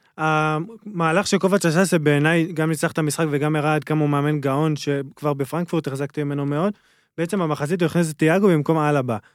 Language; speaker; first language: Hebrew; native; Hebrew